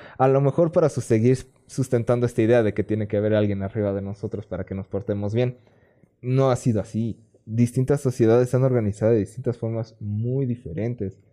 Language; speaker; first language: Spanish; native; Spanish